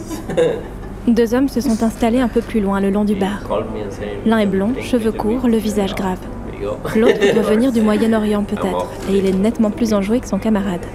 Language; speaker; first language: French; native; French